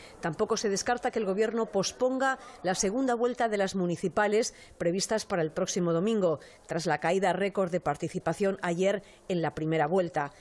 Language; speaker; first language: Spanish; native; Spanish